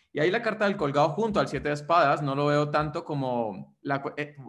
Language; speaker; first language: Spanish; native; Spanish